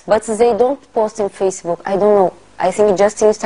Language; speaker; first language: English; non-native, learner; Portuguese